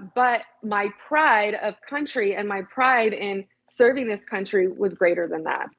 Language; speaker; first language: English; native; English